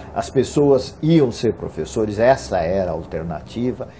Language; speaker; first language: Portuguese; native; Portuguese